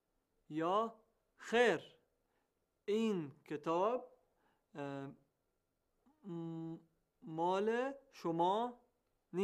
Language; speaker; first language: Persian; non-native, learner; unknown